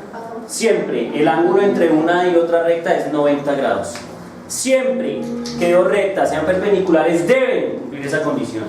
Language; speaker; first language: Spanish; native; Spanish